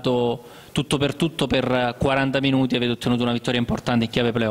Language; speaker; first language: Italian; native; Italian